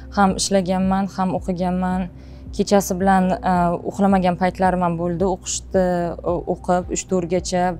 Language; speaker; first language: Uzbek; native; Uzbek